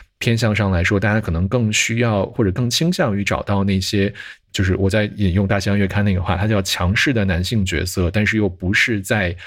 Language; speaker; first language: Chinese; native; Chinese